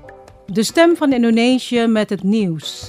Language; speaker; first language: Dutch; non-native, fluent; Indonesian